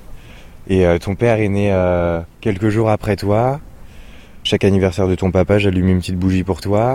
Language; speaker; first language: French; native; French